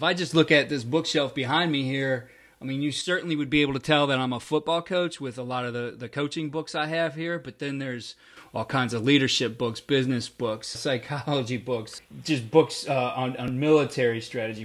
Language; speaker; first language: English; native; English